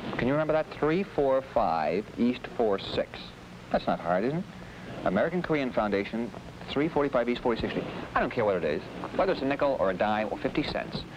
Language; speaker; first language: English; native; English